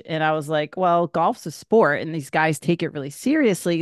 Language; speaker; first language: English; native; English